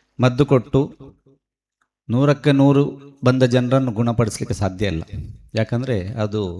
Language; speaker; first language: Kannada; native; Kannada